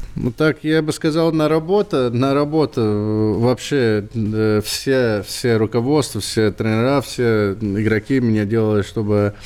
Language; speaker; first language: Russian; non-native, learner; English